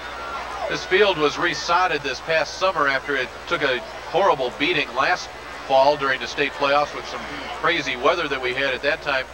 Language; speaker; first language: English; native; English